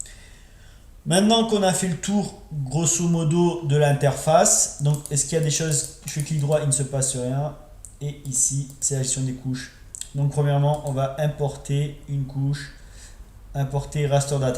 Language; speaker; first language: French; native; French